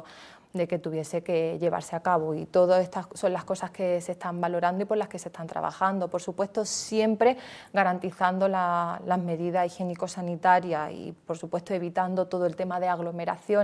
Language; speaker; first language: Spanish; native; Spanish